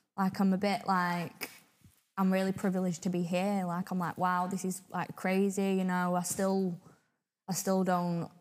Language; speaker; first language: English; native; English